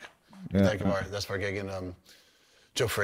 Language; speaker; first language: German; non-native, learner; English